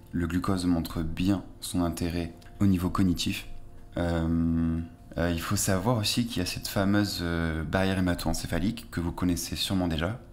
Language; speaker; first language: French; native; French